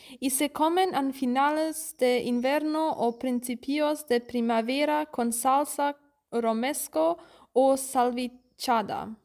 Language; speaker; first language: Spanish; non-native, learner; German